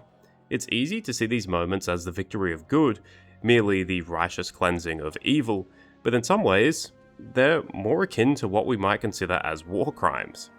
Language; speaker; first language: English; native; English